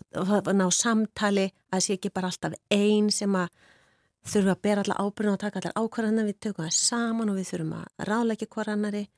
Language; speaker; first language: Icelandic; native; Icelandic